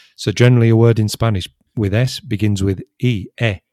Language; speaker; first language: English; native; English